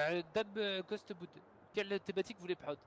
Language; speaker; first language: French; native; French